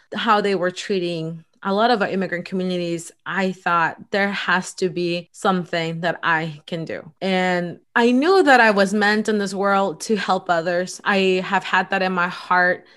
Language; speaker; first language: English; early bilingual, other home language; Spanish